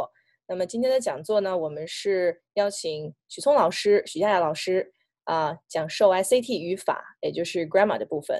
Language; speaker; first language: Chinese; native; Chinese